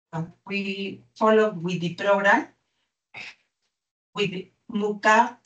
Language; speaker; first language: English; non-native, learner; Spanish